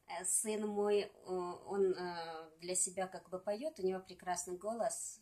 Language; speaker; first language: Russian; non-native, local second language; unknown